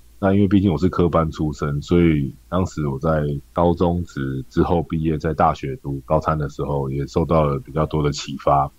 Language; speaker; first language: Chinese; native; Chinese